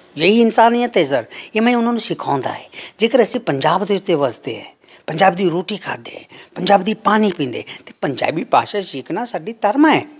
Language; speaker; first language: Punjabi; non-native, fluent; Kannada